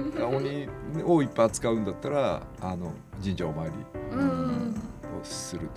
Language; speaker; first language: Japanese; native; Japanese